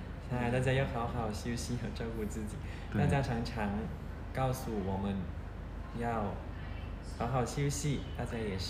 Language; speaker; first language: Chinese; non-native, learner; Thai